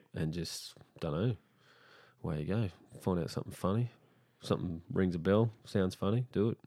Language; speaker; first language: English; native; English